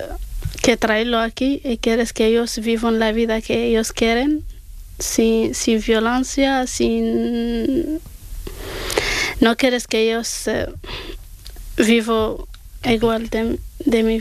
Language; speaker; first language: Spanish; non-native, learner; Arabic